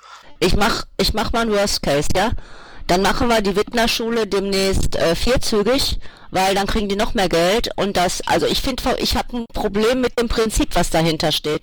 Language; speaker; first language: German; native; German